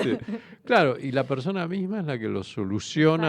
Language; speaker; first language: Spanish; native; Spanish